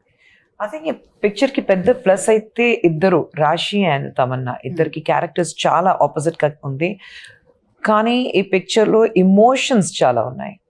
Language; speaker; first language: Telugu; non-native, local second language; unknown